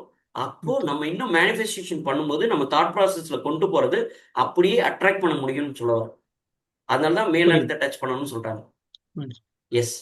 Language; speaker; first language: Tamil; native; Tamil